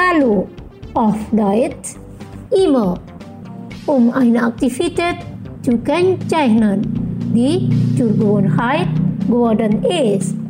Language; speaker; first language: German; non-native, learner; Indonesian